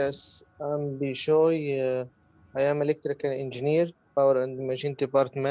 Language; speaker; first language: English; non-native, learner; Arabic